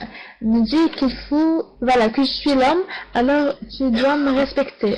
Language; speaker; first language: French; non-native, learner; Arabic